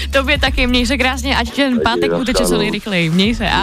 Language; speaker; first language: Czech; native; Czech